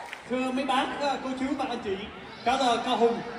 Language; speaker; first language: Vietnamese; early bilingual, heritage; Vietnamese